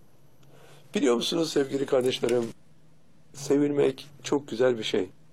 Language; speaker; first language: Turkish; native; Turkish